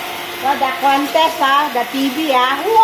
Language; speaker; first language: English; non-native, local second language; Filipino